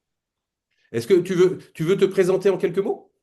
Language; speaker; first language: French; native; French